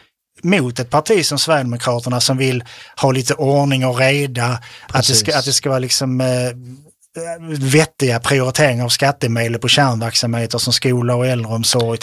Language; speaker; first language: Swedish; native; Swedish